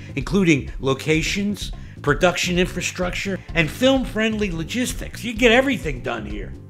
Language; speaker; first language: English; native; English